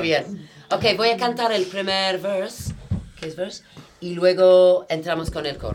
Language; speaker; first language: Spanish; non-native, fluent; English